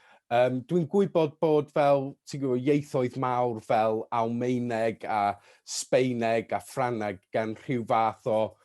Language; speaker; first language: Welsh; non-native, fluent; English